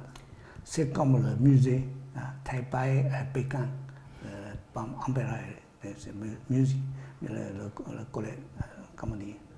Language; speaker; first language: French; non-native, learner; Chinese